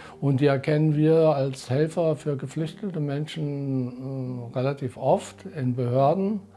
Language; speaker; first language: German; native; German